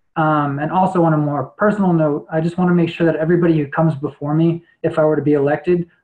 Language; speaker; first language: English; native; English